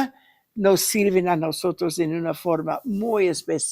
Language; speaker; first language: Spanish; non-native, fluent; English